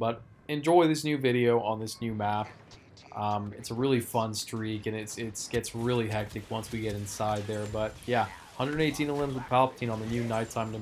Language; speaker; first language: English; native; English